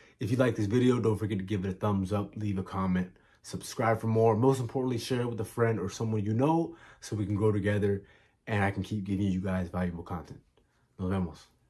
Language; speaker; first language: English; native; English